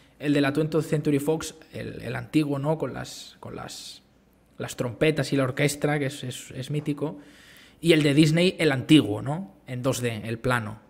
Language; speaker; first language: Spanish; native; Spanish